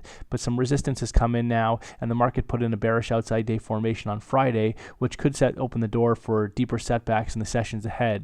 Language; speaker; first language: English; native; English